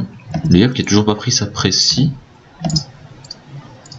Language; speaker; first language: French; native; French